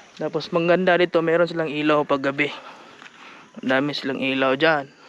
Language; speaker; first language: Filipino; non-native, local second language; Cebuano